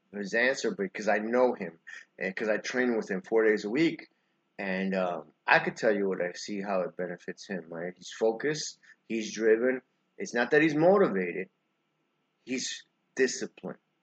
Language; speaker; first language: English; early bilingual, other home language; Spanish